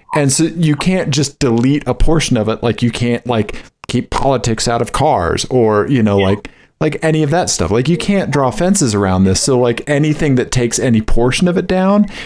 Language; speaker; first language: English; native; English